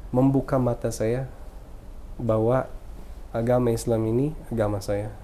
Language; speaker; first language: Indonesian; non-native, fluent; Filipino